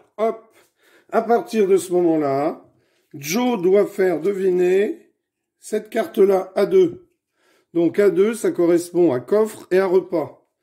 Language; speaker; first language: French; native; French